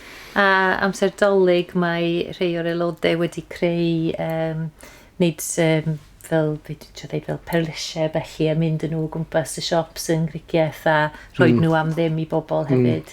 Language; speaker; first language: Welsh; native; Welsh